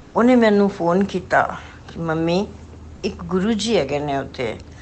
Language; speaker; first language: Hindi; non-native, local second language; Punjabi